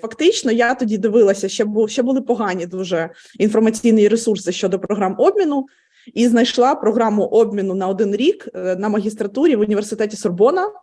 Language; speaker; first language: Ukrainian; native; Ukrainian